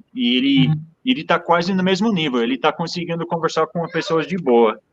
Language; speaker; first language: Portuguese; non-native, fluent; English